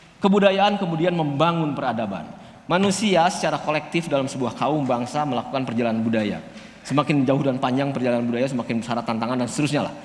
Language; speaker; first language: Indonesian; non-native, local second language; Sundanese